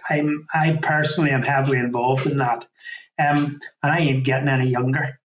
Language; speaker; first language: English; native; English